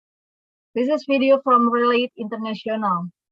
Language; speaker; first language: English; non-native, local second language; Indonesian